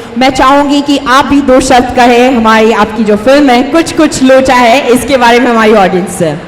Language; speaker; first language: Hindi; native; Hindi